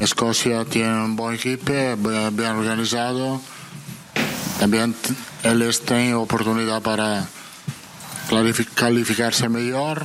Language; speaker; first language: Portuguese; non-native, learner; Italian